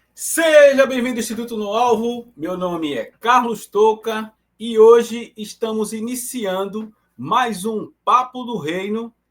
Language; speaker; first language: Portuguese; native; Portuguese